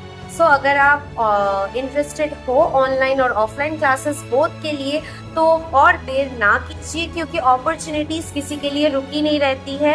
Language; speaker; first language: Hindi; non-native, local second language; Bangla